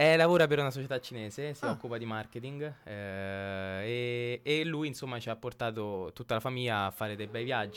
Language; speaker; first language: Italian; native; Italian